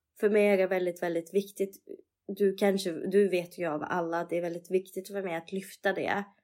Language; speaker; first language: Swedish; early bilingual, other home language; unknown